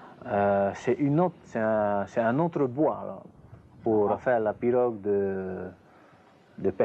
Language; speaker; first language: French; non-native, local second language; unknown